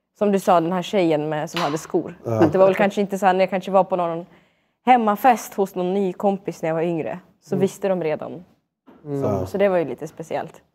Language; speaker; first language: Swedish; early bilingual, other home language; Russian